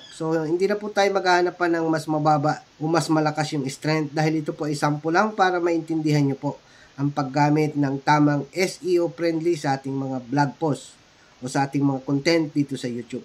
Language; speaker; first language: Filipino; native; Filipino